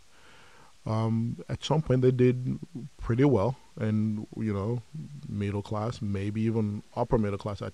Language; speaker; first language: English; non-native, local second language; Yoruba